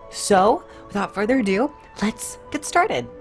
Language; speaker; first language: English; native; English